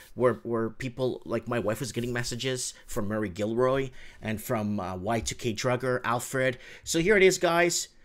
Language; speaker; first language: English; native; English